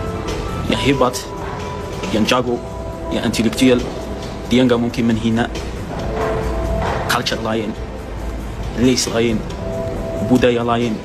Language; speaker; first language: Indonesian; non-native, fluent; Arabic